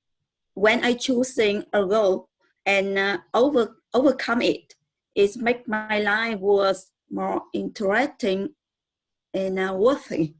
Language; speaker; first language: English; non-native, learner; Vietnamese